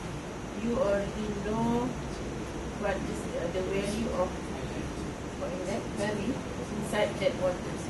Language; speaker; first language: English; non-native, fluent; Indonesian